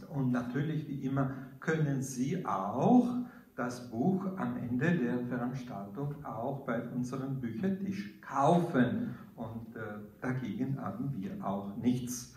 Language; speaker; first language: German; non-native, fluent; Italian